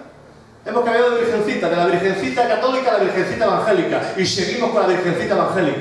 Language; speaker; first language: Spanish; native; Spanish